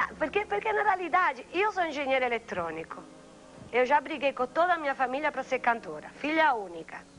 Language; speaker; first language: Portuguese; non-native, fluent; Italian